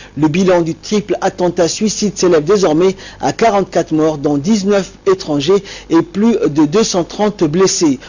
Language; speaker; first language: French; non-native, local second language; Somali